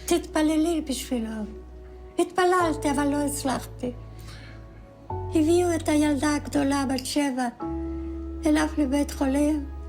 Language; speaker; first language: Hebrew; non-native, fluent; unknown